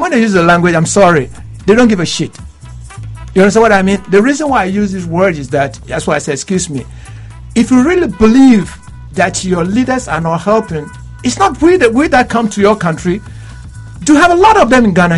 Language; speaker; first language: English; non-native, local second language; Hausa